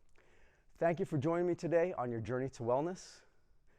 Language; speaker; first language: English; native; English